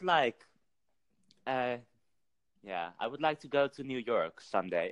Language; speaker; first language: English; non-native, fluent; Dutch